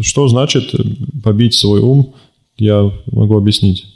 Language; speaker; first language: Russian; native; Russian